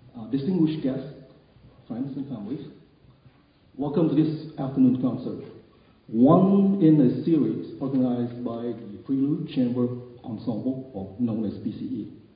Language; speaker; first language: English; non-native, fluent; Vietnamese